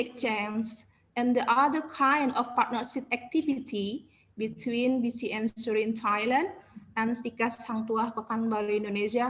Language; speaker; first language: English; non-native, learner; Indonesian